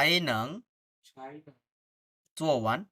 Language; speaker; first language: Chinese; non-native, fluent; Bangla